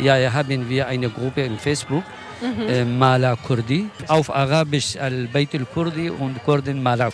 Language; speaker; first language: German; non-native, learner; Kurdish